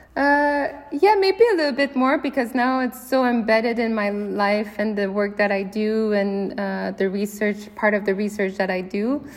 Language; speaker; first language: English; native; English